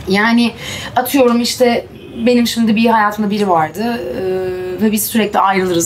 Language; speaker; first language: Turkish; native; Turkish